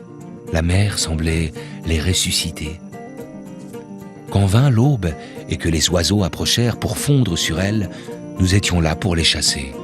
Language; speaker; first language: French; native; French